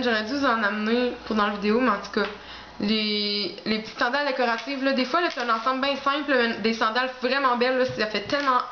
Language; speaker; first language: French; native; French